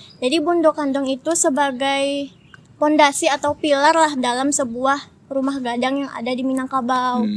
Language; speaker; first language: Indonesian; non-native, local second language; Minangkabau